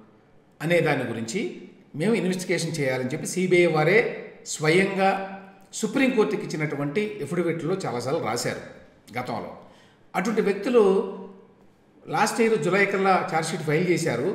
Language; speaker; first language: Telugu; native; Telugu